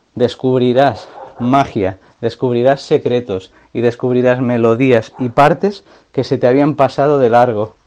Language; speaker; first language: Spanish; native; Spanish